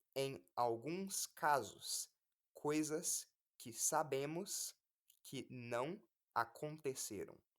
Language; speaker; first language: Portuguese; non-native, fluent; English